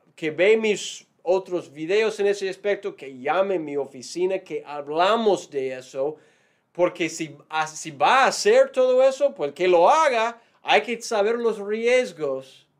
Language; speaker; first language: Spanish; non-native, fluent; English